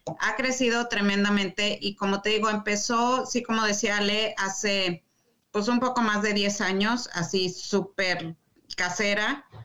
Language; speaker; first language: Spanish; native; Spanish